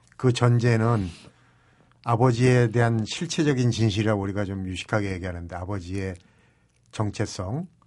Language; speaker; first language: Korean; native; Korean